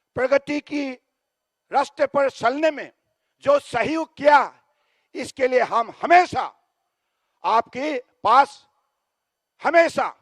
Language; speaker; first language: Hindi; non-native, local second language; Assamese